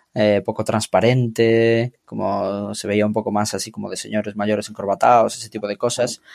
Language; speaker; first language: Spanish; native; Spanish